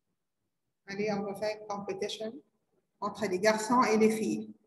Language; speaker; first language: French; non-native, learner; Arabic